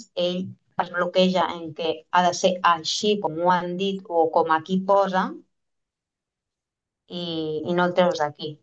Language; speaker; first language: Catalan; non-native, local second language; Spanish